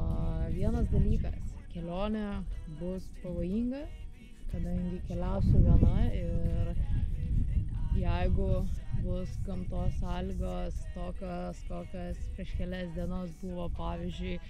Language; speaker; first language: Lithuanian; native; Lithuanian